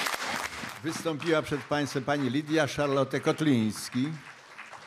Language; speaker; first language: Polish; native; Polish